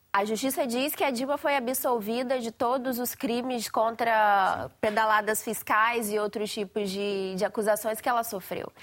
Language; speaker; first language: Portuguese; native; Portuguese